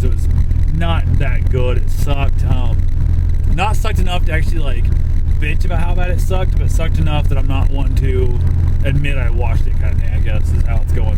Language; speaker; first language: English; native; English